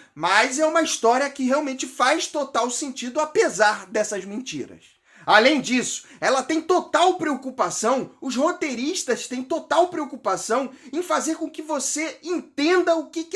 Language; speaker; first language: Portuguese; native; Portuguese